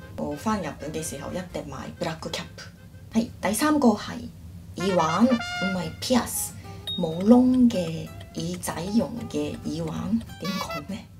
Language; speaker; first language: Cantonese; non-native, fluent; Japanese